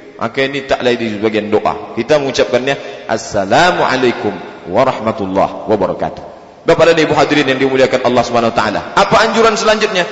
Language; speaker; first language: Malay; native; Malay